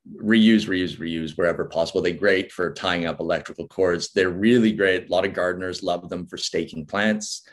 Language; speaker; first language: English; native; English